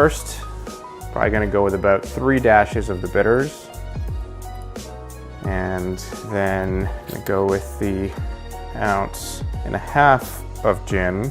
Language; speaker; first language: English; native; English